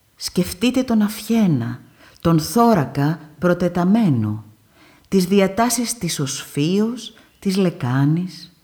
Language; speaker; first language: Greek; native; Greek